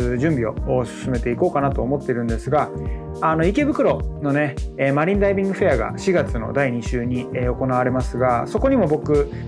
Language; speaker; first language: Japanese; early bilingual, other home language; French